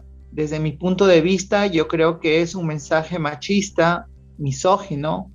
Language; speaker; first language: Spanish; native; Spanish